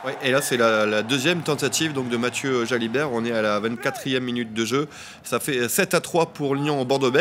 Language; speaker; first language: French; native; French